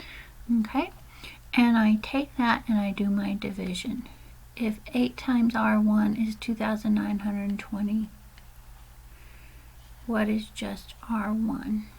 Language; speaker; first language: English; native; English